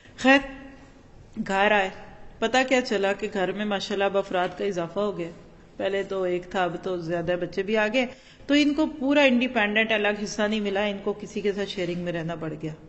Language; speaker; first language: Urdu; non-native, local second language; Punjabi